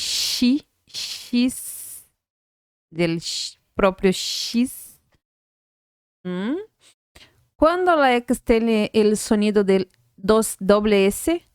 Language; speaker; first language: Spanish; non-native, fluent; Portuguese